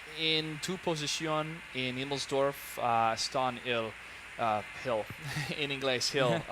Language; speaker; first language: Spanish; non-native, learner; English